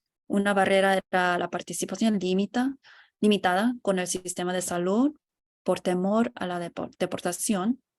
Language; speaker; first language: Spanish; non-native, fluent; English